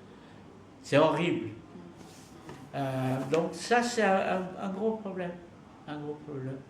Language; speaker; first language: French; non-native, fluent; Vietnamese